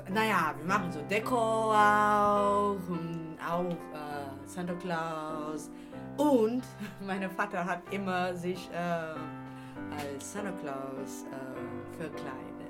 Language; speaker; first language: German; non-native, learner; Portuguese